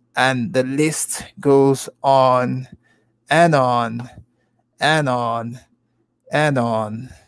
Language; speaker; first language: English; non-native, local second language; Igbo